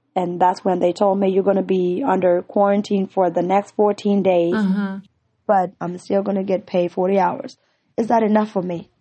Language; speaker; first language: English; non-native, fluent; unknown